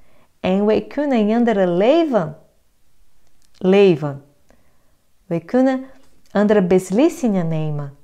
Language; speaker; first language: Dutch; non-native, fluent; Portuguese